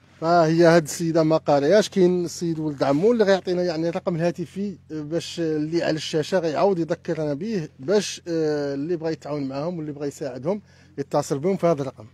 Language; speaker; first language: Arabic; native; Arabic